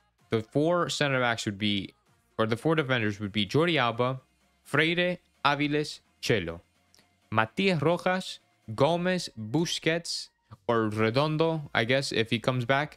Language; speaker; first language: English; native; English